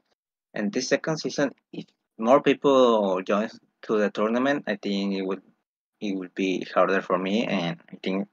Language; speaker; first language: English; non-native, fluent; Spanish